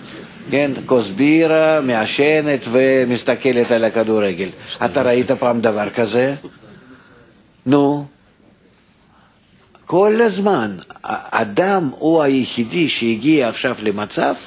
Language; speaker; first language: Hebrew; non-native, fluent; Russian